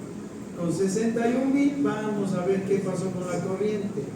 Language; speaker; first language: Spanish; native; Spanish